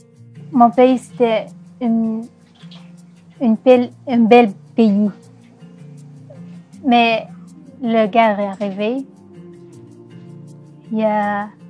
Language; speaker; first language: French; non-native, learner; Arabic